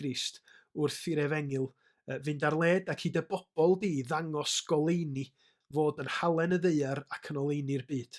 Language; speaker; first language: Welsh; native; Welsh